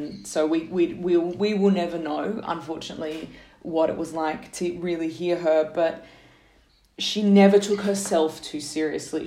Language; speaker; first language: English; native; English